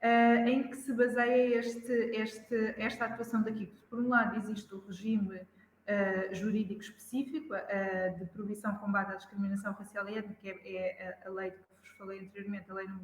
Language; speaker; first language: Portuguese; native; Portuguese